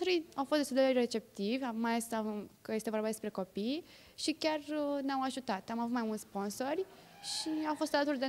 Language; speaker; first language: Romanian; native; Romanian